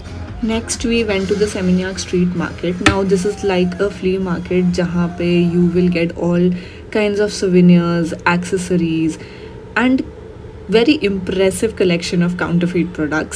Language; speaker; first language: English; non-native, local second language; Hindi